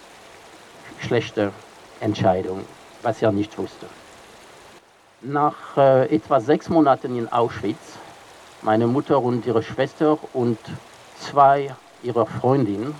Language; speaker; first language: German; non-native, fluent; French